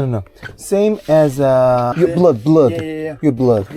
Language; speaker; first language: English; non-native, learner; Korean